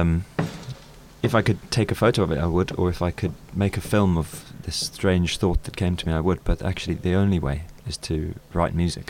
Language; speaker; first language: English; native; English